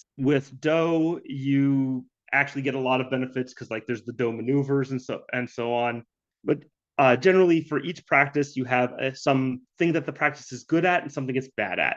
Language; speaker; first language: English; native; English